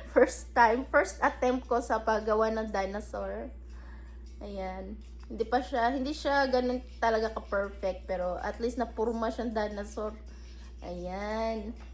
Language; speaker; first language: Filipino; non-native, local second language; Cebuano